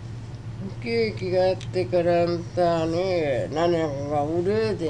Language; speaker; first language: Japanese; native; Japanese